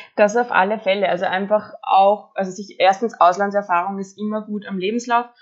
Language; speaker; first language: German; native; German